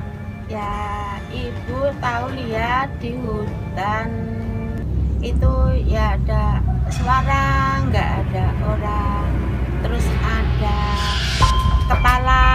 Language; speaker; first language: Indonesian; non-native, local second language; Javanese